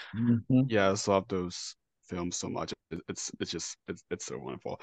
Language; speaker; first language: English; native; English